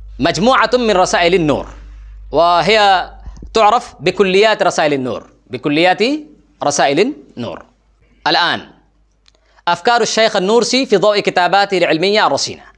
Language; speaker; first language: Arabic; non-native, fluent; Urdu